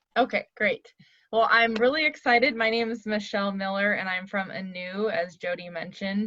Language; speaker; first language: English; native; English